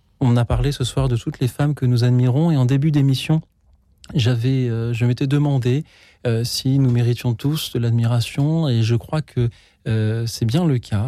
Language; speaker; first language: French; native; French